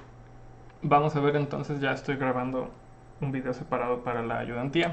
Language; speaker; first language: Spanish; native; Spanish